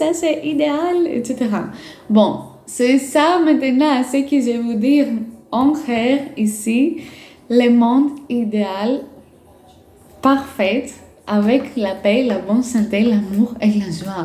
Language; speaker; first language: French; non-native, fluent; Greek